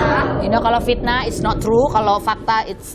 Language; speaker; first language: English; non-native, fluent; Indonesian